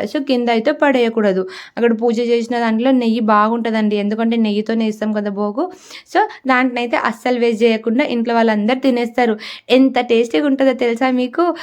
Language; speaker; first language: Telugu; non-native, local second language; Lambadi